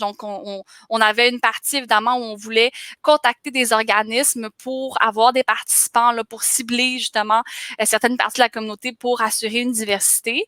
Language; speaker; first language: French; native; French